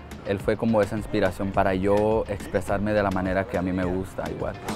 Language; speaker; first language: Spanish; early bilingual, heritage; Spanish